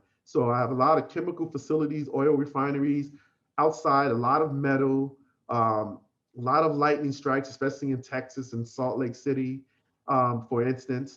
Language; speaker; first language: English; native; English